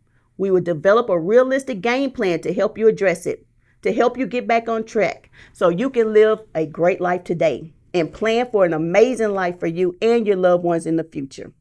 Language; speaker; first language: English; native; English